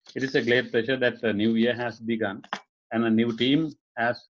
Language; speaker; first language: English; non-native, local second language; Sinhala